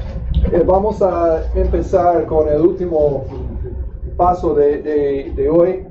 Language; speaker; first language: Spanish; non-native, fluent; English